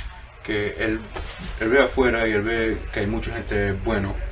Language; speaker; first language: Spanish; early bilingual, heritage; Spanish